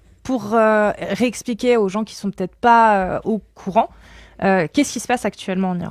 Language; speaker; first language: French; native; French